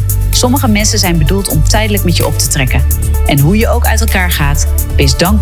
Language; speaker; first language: Dutch; native; Dutch